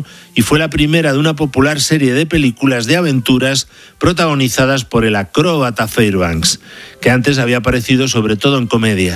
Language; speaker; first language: Spanish; native; Spanish